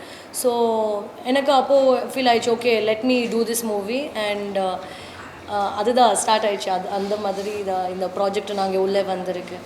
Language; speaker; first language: Tamil; non-native, learner; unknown